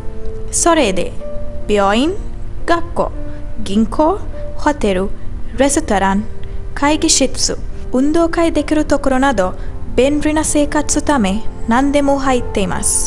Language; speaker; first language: Japanese; non-native, learner; Sinhala